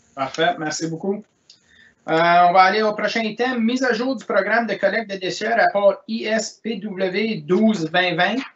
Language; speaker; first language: French; native; French